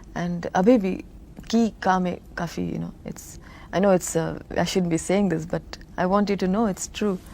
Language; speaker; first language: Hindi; non-native, local second language; Tamil